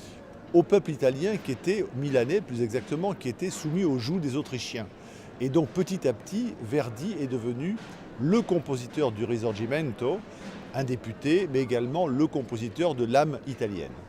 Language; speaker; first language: French; native; French